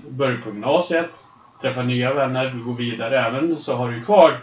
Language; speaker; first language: Swedish; native; Swedish